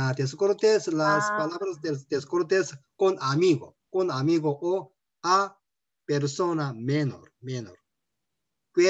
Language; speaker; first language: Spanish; non-native, learner; Korean